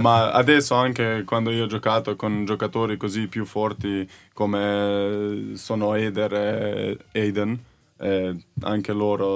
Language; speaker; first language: Italian; non-native, learner; Slovenian